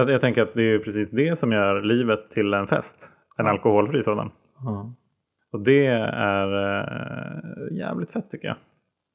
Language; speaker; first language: Swedish; native; Swedish